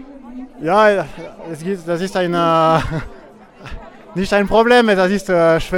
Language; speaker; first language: German; non-native, learner; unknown